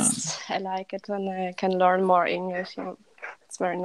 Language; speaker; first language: English; non-native, learner; Russian